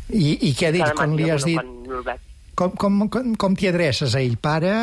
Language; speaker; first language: Catalan; native; Catalan